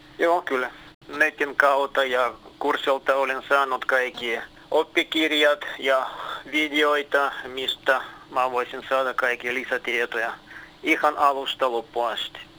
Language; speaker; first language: Finnish; non-native, learner; Russian